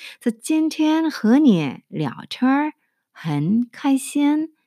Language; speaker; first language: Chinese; non-native, fluent; Korean